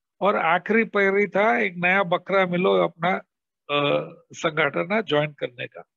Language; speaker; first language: Hindi; non-native, local second language; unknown